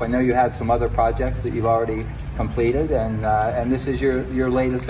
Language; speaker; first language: English; native; English